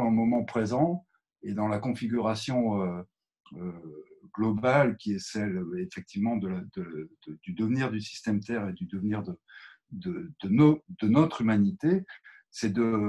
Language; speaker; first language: French; native; French